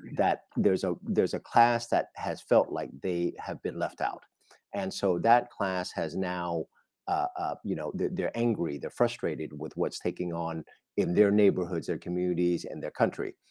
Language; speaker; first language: English; non-native, fluent; Vietnamese